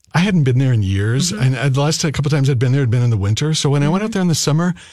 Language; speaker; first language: English; native; English